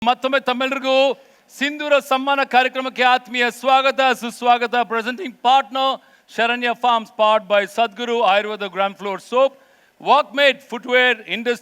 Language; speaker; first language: Kannada; native; Kannada